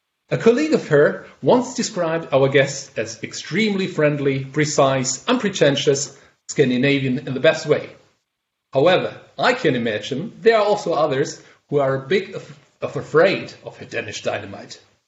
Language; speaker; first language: English; non-native, fluent; German